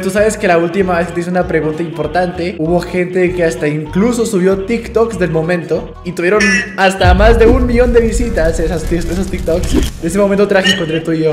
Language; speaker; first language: Spanish; native; Spanish